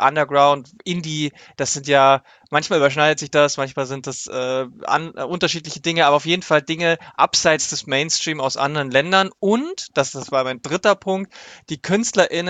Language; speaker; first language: German; native; German